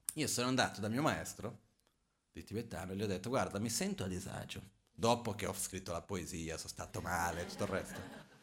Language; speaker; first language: Italian; non-native, fluent; Portuguese